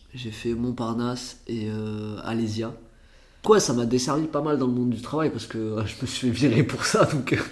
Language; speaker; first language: French; early bilingual, other home language; Portuguese